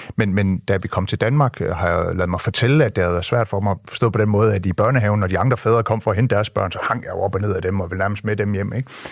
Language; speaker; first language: Danish; early bilingual, other home language; French